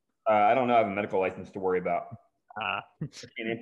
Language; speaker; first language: English; native; English